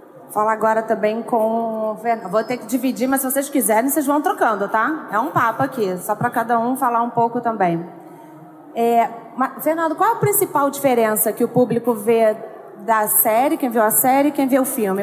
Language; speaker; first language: Portuguese; native; Portuguese